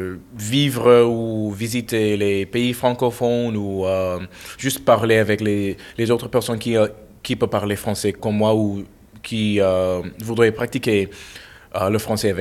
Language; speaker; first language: French; non-native, fluent; English